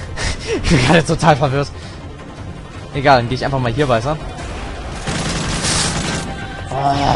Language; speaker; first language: German; native; German